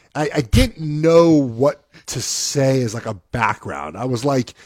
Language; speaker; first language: English; native; English